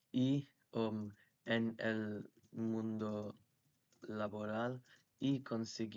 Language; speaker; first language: Spanish; non-native, learner; English